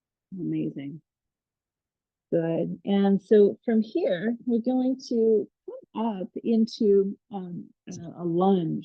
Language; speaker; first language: English; native; English